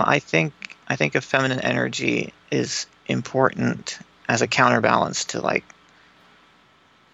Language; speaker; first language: English; native; English